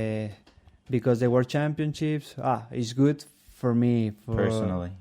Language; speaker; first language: English; non-native, learner; Spanish